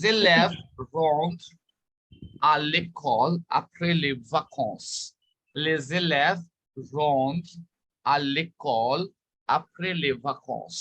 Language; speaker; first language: French; non-native, fluent; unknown